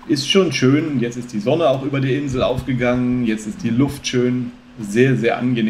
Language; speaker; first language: German; native; German